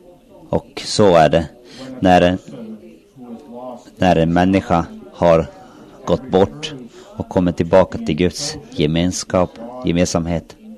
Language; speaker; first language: Swedish; non-native, local second language; Finnish